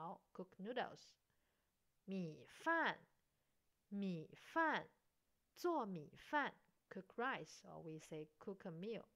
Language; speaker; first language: Chinese; non-native, fluent; English